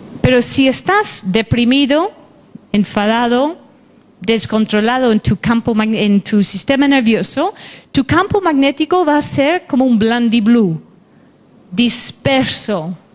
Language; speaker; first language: Spanish; non-native, fluent; English